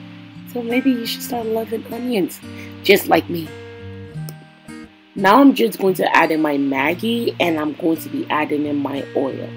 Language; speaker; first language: English; non-native, local second language; Yoruba